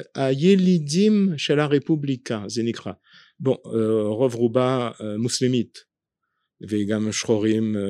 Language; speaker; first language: Hebrew; non-native, fluent; French